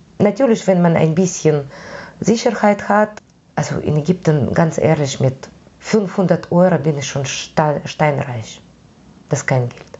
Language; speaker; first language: German; non-native, fluent; Russian